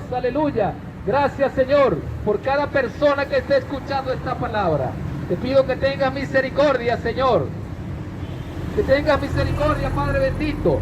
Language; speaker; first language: Spanish; native; Spanish